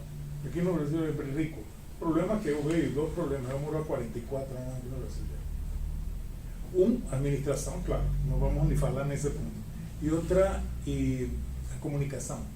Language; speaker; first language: Portuguese; non-native, fluent; Spanish